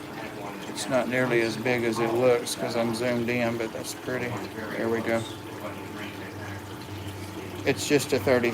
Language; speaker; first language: English; native; English